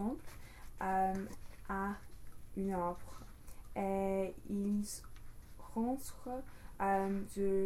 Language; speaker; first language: French; non-native, learner; English